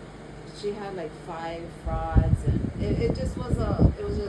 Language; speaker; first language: English; native; English